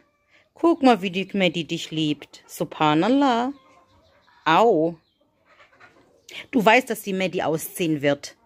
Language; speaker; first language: German; native; German